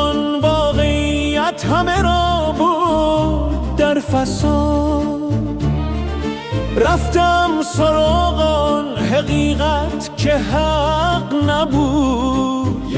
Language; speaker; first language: Persian; native; Persian